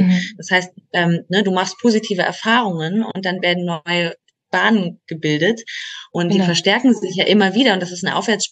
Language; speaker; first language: German; native; German